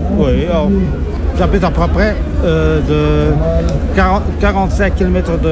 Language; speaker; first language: French; non-native, local second language; Dutch